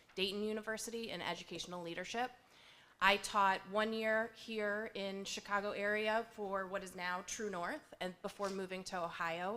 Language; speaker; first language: English; native; English